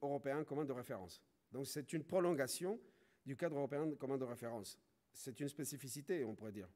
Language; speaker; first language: French; non-native, fluent; Spanish